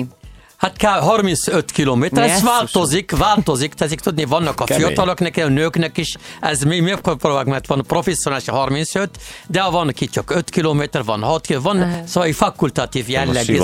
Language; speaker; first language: Hungarian; non-native, learner; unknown